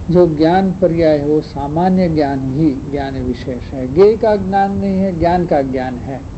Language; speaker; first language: Hindi; non-native, local second language; Gujarati